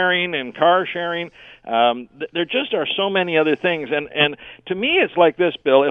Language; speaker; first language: English; native; English